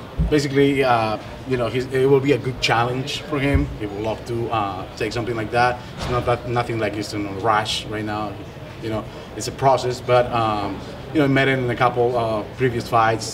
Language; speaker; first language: English; non-native, fluent; Spanish